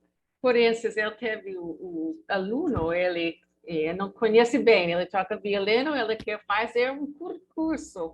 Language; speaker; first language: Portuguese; non-native, learner; English